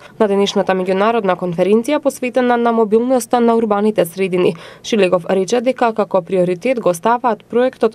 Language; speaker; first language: Macedonian; native; Macedonian